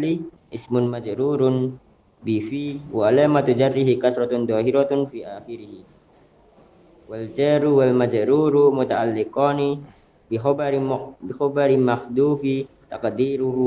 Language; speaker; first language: Arabic; non-native, learner; Indonesian